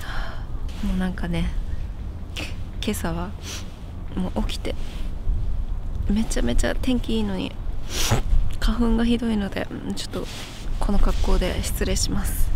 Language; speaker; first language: Japanese; native; Japanese